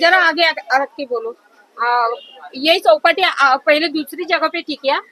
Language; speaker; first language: Hindi; non-native, local second language; Marathi